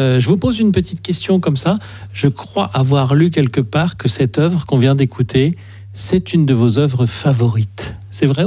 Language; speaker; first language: French; native; French